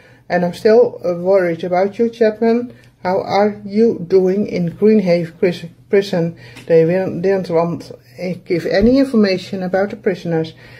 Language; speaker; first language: English; non-native, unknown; Dutch